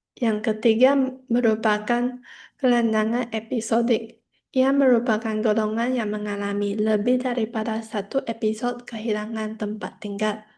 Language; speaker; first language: Malay; non-native, local second language; Chinese